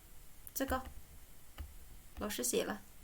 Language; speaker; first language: Chinese; non-native, fluent; Indonesian